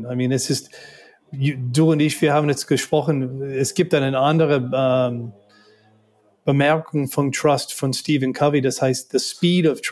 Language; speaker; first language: German; non-native, learner; English